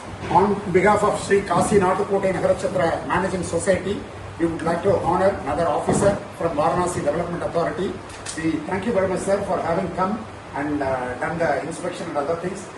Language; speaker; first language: English; non-native, local second language; Tamil